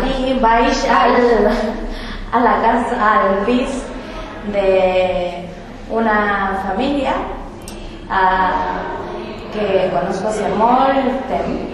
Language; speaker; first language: Catalan; non-native, learner; Spanish